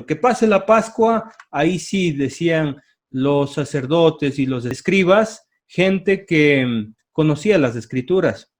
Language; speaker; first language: Spanish; native; Spanish